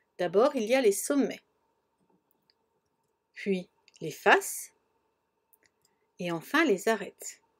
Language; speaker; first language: French; native; French